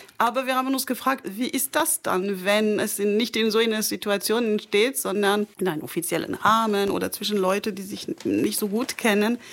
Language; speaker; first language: German; non-native, fluent; French